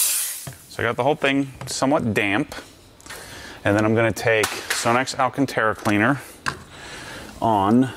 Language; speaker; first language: English; native; English